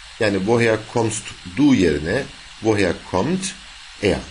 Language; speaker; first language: German; non-native, fluent; Turkish